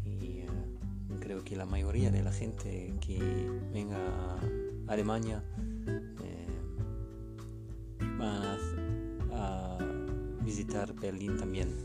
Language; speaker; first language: Spanish; non-native, learner; German